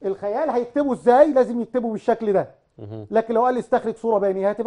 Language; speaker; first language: Arabic; native; Arabic